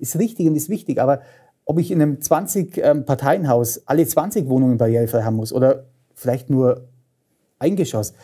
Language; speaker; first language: German; native; German